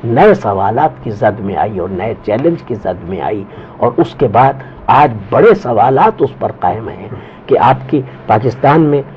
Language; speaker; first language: Urdu; non-native, local second language; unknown